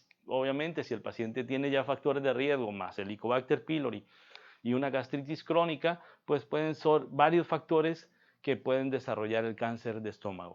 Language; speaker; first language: Spanish; native; Spanish